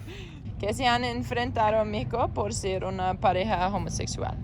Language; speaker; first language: Spanish; non-native, learner; English